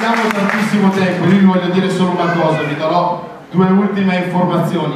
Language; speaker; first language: Italian; native; Italian